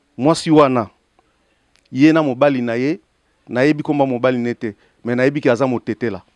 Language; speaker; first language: Lingala; native; Lingala